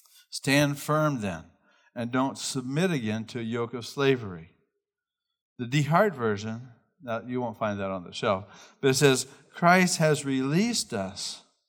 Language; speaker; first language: English; native; English